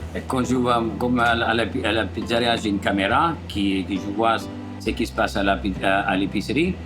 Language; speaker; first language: French; non-native, fluent; Italian